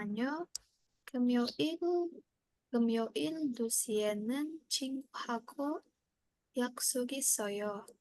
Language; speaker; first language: Korean; non-native, learner; Indonesian